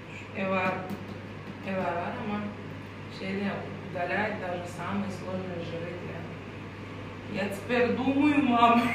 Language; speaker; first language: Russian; non-native, local second language; Turkmen